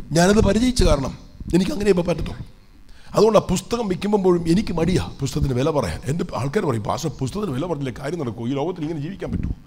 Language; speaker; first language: Malayalam; early bilingual, heritage; Malayalam